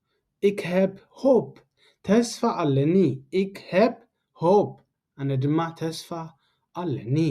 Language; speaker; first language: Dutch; non-native, learner; Tigrinya